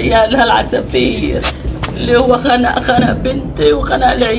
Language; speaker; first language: Arabic; native; Arabic